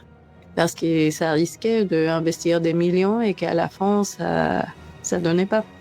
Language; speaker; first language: French; non-native, fluent; Spanish